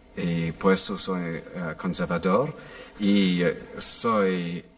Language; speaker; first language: Spanish; non-native, fluent; English